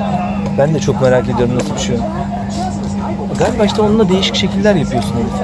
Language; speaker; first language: Turkish; native; Turkish